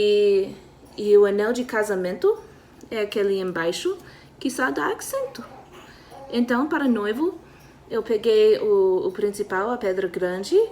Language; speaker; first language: Portuguese; non-native, fluent; English